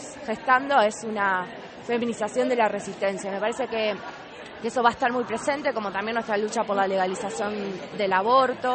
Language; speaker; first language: Spanish; native; Spanish